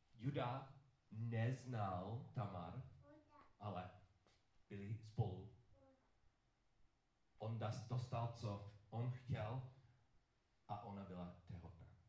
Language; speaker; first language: Czech; non-native, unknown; English